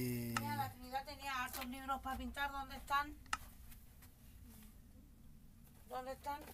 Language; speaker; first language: Spanish; native; Spanish